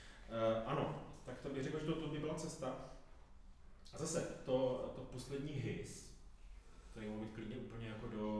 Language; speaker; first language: Czech; native; Czech